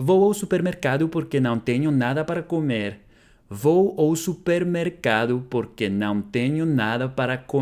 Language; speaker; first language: Portuguese; non-native, learner; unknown